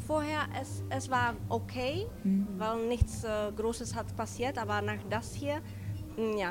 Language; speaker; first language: German; non-native, learner; Czech